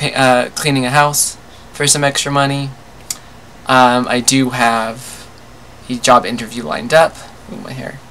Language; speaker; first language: English; native; English